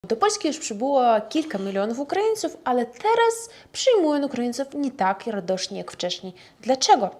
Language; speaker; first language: Polish; non-native, fluent; Ukrainian